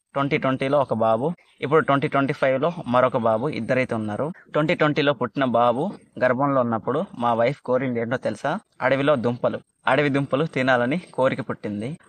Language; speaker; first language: Telugu; non-native, local second language; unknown